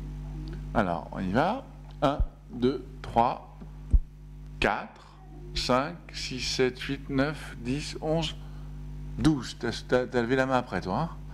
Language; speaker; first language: French; native; French